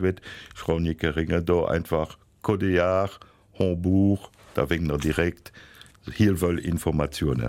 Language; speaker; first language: German; native; German